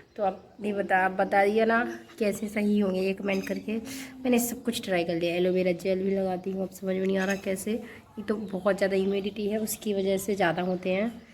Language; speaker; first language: Hindi; native; Hindi